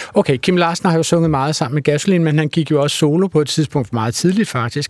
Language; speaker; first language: Danish; native; Danish